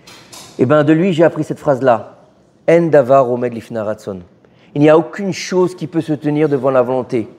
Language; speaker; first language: French; native; French